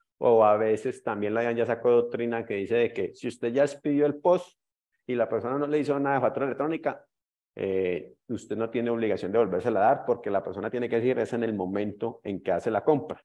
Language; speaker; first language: Spanish; native; Spanish